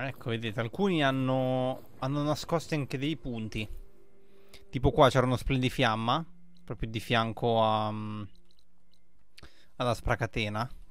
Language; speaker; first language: Italian; native; Italian